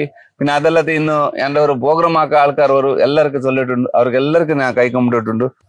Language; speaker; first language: Malayalam; non-native, learner; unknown